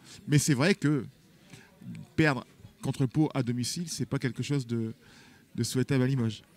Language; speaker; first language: French; native; French